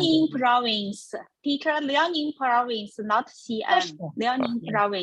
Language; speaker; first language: English; non-native, learner; Chinese